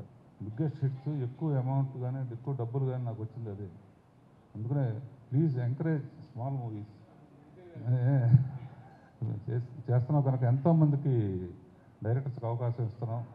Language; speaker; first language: Telugu; native; Telugu